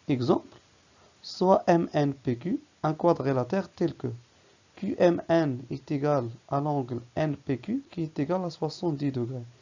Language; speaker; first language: French; non-native, local second language; Arabic